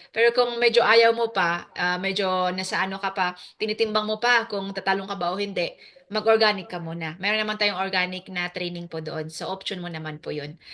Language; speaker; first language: Filipino; native; Filipino